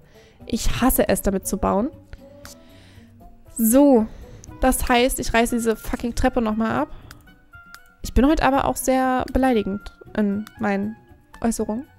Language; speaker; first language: German; native; German